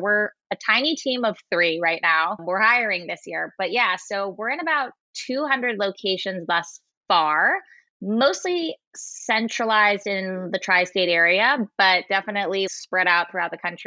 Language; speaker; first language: English; native; English